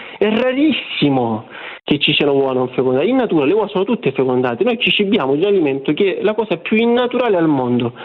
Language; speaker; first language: Italian; native; Italian